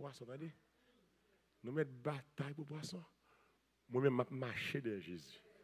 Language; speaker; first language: French; non-native, learner; Haitian Creole